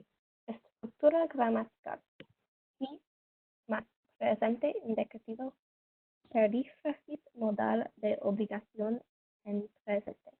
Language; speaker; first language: Spanish; non-native, learner; English